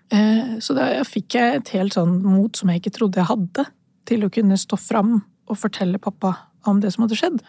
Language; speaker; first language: Norwegian; early bilingual, other home language; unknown